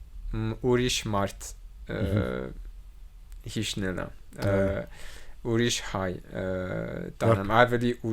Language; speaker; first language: Armenian; non-native, learner; French